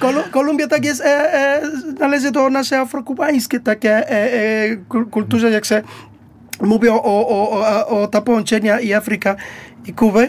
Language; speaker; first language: Polish; non-native, learner; Spanish